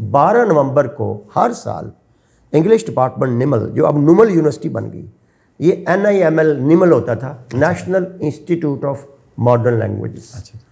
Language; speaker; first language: Urdu; non-native, local second language; Punjabi